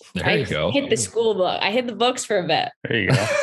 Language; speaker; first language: English; native; English